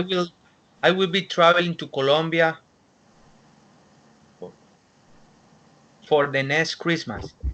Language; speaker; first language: English; non-native, learner; Spanish